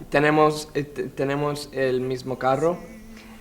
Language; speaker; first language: Spanish; non-native, learner; Italian